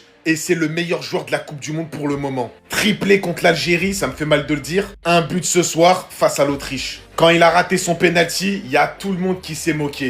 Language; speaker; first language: French; native; French